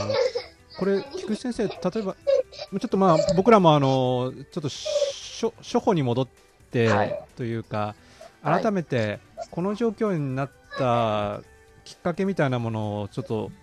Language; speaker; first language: Japanese; native; Japanese